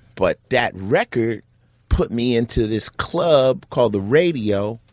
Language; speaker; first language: English; native; English